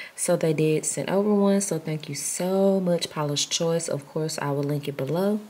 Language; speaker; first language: English; native; English